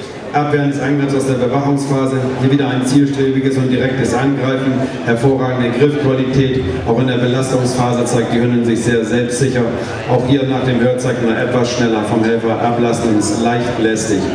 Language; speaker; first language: German; native; German